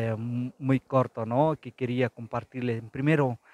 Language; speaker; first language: Spanish; non-native, fluent; Tetum